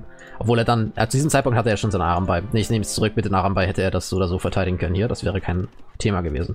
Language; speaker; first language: German; native; German